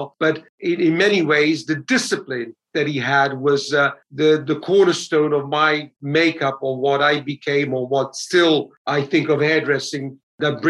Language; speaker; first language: English; native; English